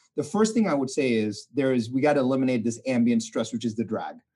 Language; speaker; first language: English; non-native, local second language; Tamil